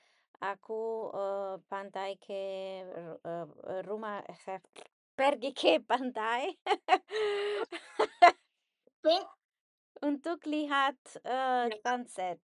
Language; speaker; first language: Indonesian; non-native, learner; English